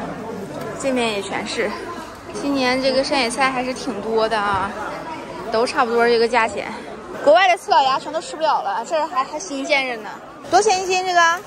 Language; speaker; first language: Chinese; native; Chinese